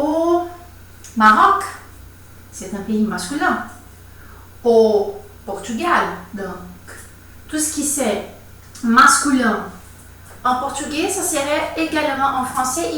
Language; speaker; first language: French; non-native, fluent; Portuguese